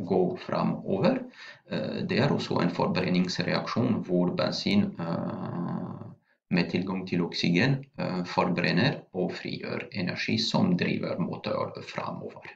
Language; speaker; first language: Norwegian; non-native, fluent; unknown